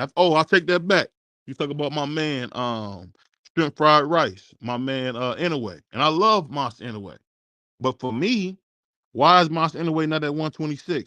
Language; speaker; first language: English; native; English